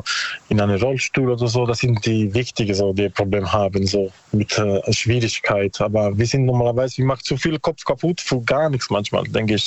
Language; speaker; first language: German; non-native, learner; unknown